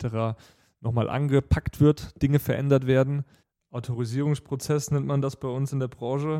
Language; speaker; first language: German; native; German